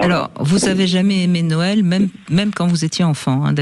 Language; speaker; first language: French; native; French